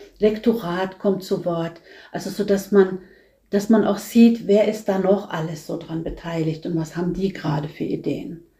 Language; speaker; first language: German; non-native, fluent; Norwegian